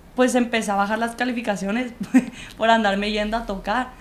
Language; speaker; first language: Spanish; native; Spanish